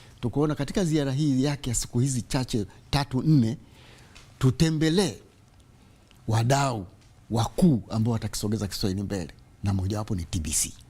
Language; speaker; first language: Swahili; native; Swahili